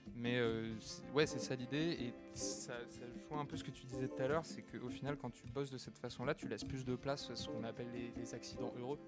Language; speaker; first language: French; native; French